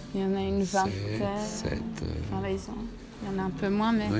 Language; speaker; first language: French; non-native, fluent; English